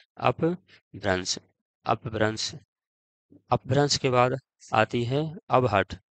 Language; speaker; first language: Hindi; native; Hindi